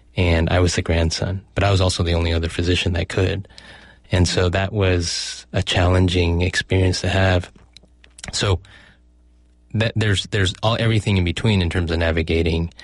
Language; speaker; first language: English; early bilingual, other home language; Chinese